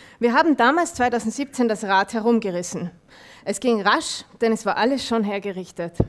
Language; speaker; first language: German; non-native, fluent; French